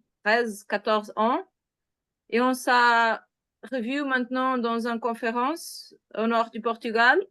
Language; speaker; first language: French; non-native, learner; Portuguese